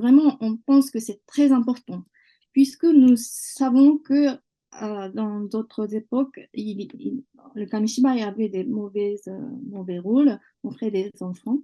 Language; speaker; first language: French; non-native, fluent; Japanese